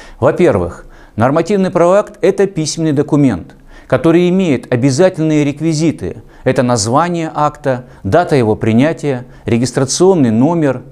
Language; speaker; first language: Russian; native; Russian